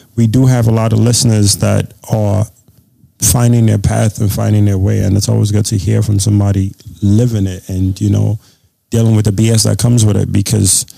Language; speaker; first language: English; non-native, local second language; Yoruba